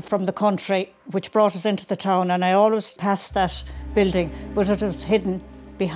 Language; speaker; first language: English; native; English